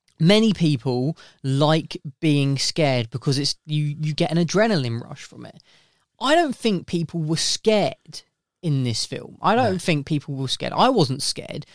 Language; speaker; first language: English; native; English